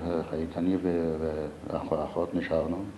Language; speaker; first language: Hebrew; non-native, fluent; Yiddish